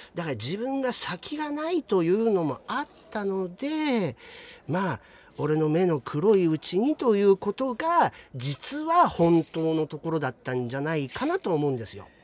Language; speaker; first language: Japanese; native; Japanese